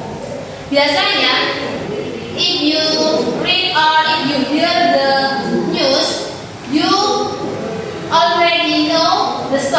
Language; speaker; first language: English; non-native, learner; Indonesian